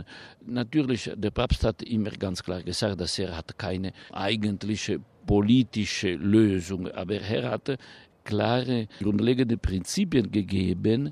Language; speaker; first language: German; non-native, fluent; Italian